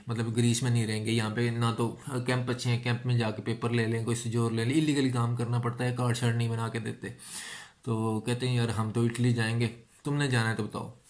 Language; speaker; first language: Urdu; non-native, local second language; Punjabi